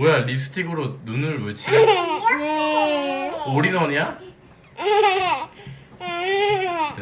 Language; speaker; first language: Korean; native; Korean